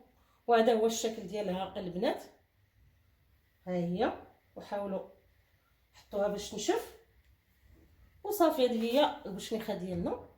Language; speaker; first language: Arabic; native; Arabic